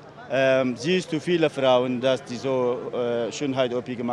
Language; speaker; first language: German; non-native, learner; Central Kurdish